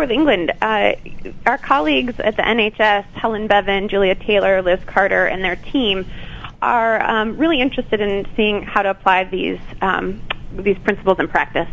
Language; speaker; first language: English; native; English